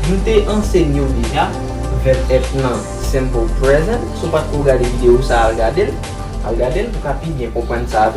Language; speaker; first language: French; early bilingual, heritage; Haitian Creole